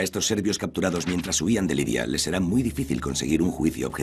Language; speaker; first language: Spanish; native; Spanish